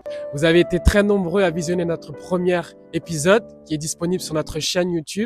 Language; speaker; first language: French; native; French